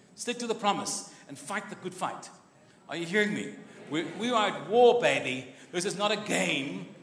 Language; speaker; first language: English; non-native, local second language; Afrikaans